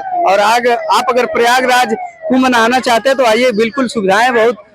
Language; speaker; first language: Hindi; native; Hindi